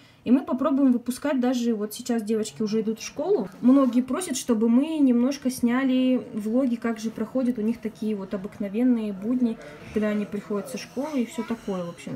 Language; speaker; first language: Russian; native; Russian